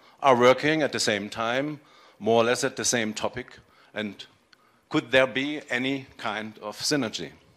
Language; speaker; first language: English; non-native, fluent; German